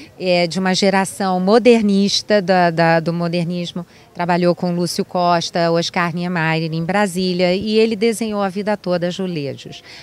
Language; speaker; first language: Portuguese; native; Portuguese